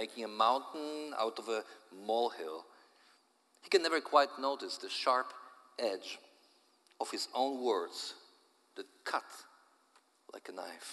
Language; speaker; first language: English; non-native, fluent; Polish